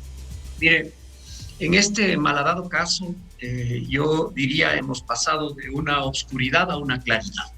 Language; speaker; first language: Spanish; native; Spanish